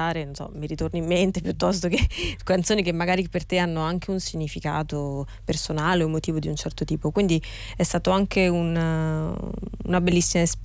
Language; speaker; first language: Italian; native; Italian